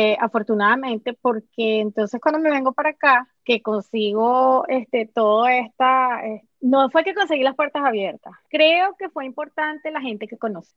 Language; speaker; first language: Spanish; native; Spanish